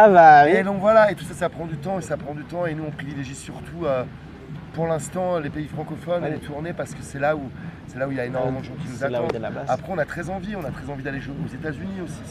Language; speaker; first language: French; native; French